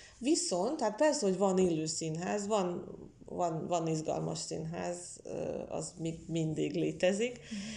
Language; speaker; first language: Hungarian; non-native, fluent; Russian